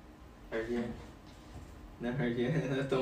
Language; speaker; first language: Chinese; native; Chinese